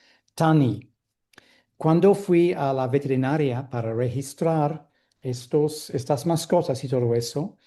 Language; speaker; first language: Spanish; non-native, fluent; English